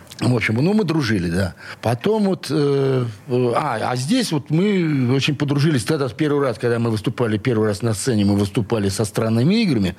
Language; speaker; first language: Russian; native; Russian